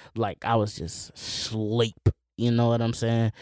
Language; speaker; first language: English; native; English